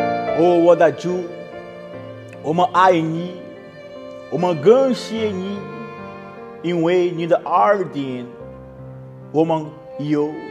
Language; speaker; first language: Chinese; non-native, learner; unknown